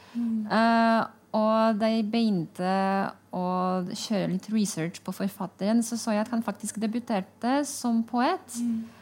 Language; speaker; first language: Norwegian; non-native, fluent; Polish